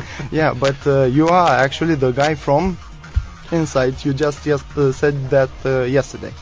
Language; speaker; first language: English; non-native, fluent; Romanian